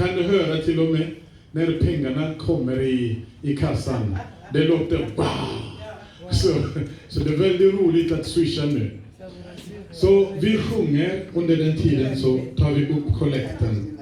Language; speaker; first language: Swedish; non-native, fluent; French